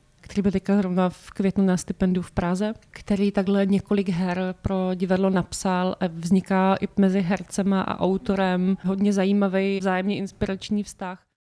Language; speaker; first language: Czech; native; Czech